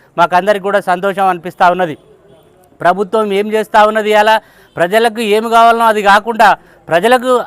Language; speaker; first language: Telugu; native; Telugu